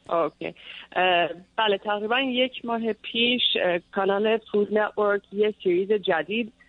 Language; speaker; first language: Persian; early bilingual, heritage; Persian